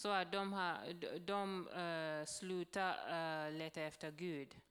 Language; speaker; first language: Swedish; non-native, learner; Swahili